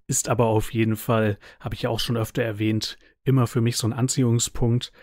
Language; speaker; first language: German; native; German